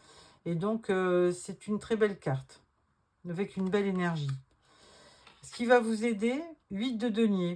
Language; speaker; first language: French; native; French